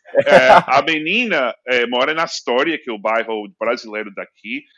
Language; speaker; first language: Portuguese; non-native, fluent; English